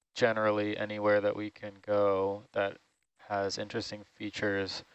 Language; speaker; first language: English; native; English